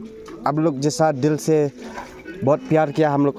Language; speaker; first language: Hindi; non-native, local second language; Khasi